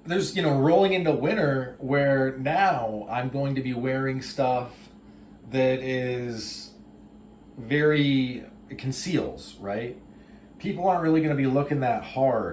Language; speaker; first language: English; native; English